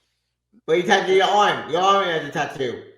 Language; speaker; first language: English; native; English